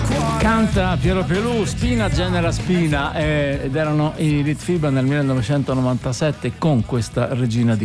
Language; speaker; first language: Italian; native; Italian